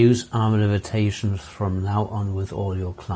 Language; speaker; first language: English; non-native, fluent; German